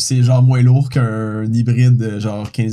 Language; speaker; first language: French; native; French